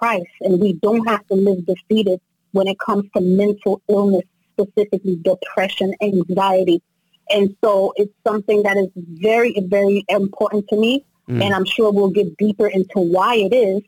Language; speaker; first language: English; native; English